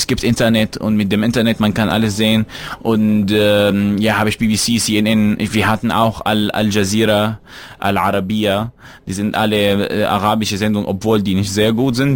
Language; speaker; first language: German; non-native, fluent; Arabic